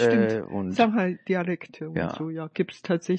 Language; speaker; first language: German; non-native, fluent; Hakka Chinese